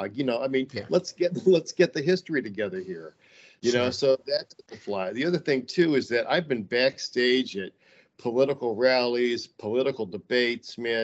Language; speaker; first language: English; native; English